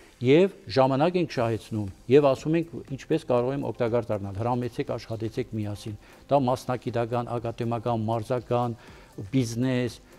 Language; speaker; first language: Armenian; early bilingual, heritage; Armenian